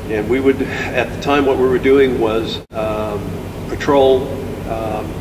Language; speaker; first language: English; native; English